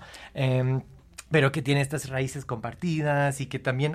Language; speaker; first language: Spanish; non-native, fluent; English